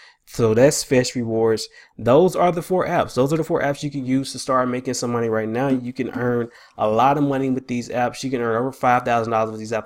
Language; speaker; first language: English; native; English